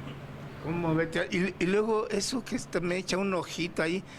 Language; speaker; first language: Spanish; native; Spanish